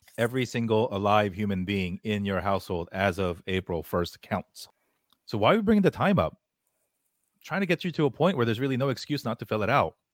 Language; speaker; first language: English; early bilingual, other home language; Korean